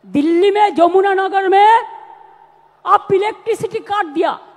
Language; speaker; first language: Hindi; non-native, local second language; Bangla